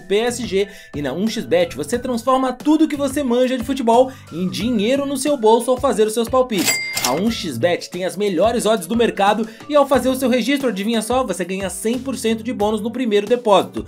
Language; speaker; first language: Portuguese; native; Portuguese